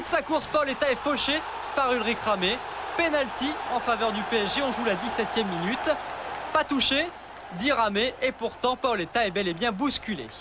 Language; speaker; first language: French; native; French